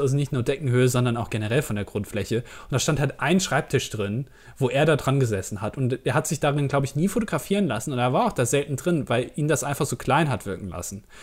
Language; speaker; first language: German; native; German